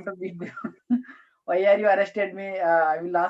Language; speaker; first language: English; non-native, learner; Telugu